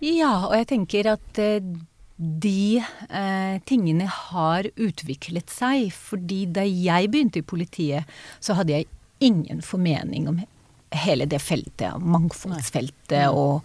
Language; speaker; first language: Norwegian; non-native, fluent; Hebrew